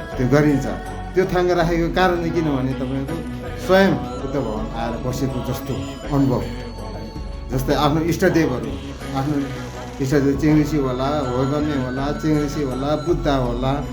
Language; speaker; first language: Nepali; non-native, local second language; Eastern Tamang